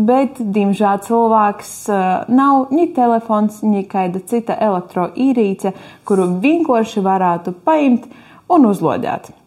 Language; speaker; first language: Latvian; native; Latvian